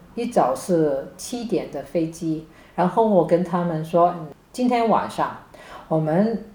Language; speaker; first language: Chinese; non-native, local second language; Cantonese